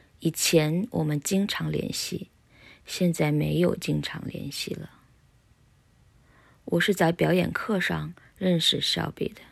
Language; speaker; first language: Chinese; non-native, learner; English